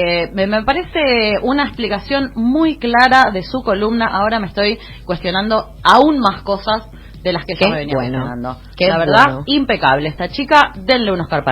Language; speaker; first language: Spanish; native; Spanish